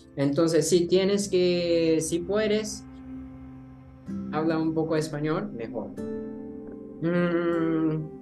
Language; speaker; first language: Spanish; non-native, learner; Japanese